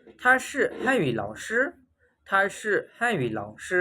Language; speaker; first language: Chinese; non-native, fluent; Burmese